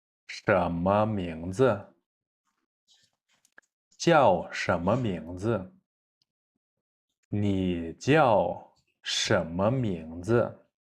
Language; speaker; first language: Chinese; non-native, fluent; Kyrgyz